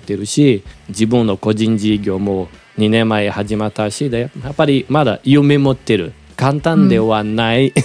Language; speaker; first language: Japanese; non-native, learner; Portuguese